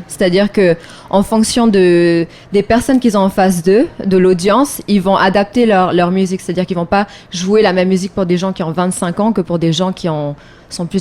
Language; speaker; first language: French; native; French